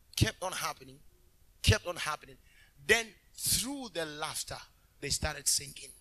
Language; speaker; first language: English; non-native, local second language; Akan